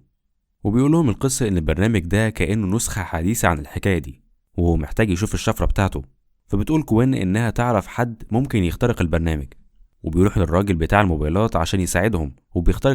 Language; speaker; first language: Arabic; native; Arabic